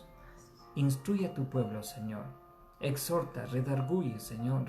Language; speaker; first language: Spanish; native; Spanish